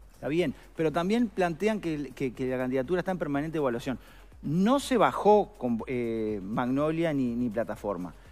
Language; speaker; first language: Spanish; native; Spanish